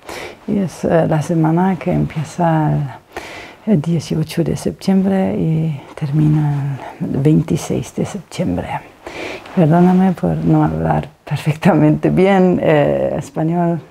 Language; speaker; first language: Spanish; non-native, fluent; Danish